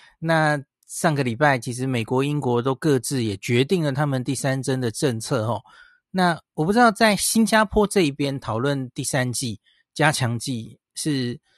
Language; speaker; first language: Chinese; native; Chinese